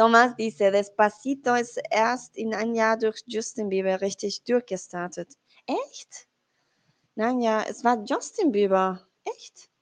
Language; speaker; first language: German; non-native, learner; Spanish